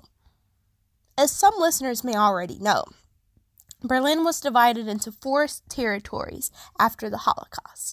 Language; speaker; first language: English; native; English